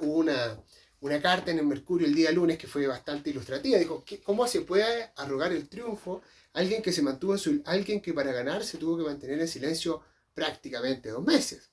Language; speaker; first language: Spanish; native; Spanish